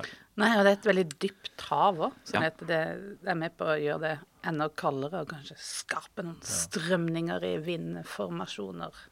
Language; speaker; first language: Norwegian; native; Norwegian